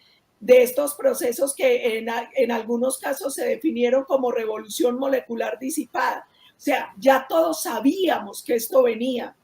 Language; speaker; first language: Spanish; native; Spanish